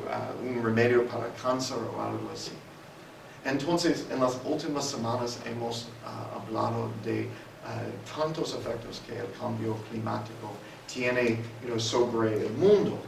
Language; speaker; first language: Spanish; non-native, fluent; English